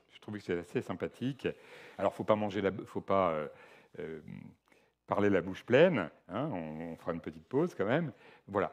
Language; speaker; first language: French; native; French